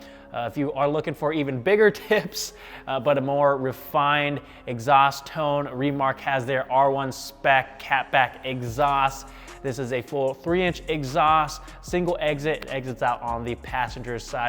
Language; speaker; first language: English; native; English